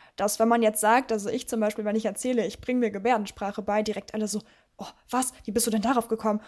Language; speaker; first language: German; early bilingual, other home language; Russian